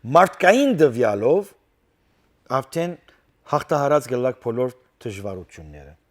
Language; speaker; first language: Armenian; early bilingual, heritage; Armenian